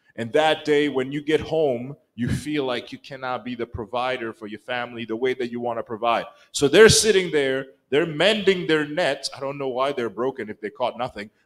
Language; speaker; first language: English; non-native, local second language; Kinyarwanda